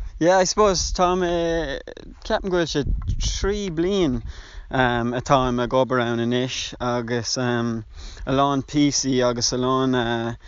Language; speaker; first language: Irish; non-native, local second language; English